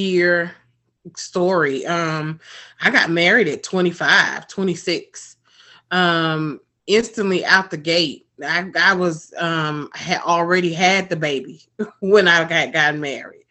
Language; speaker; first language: English; native; English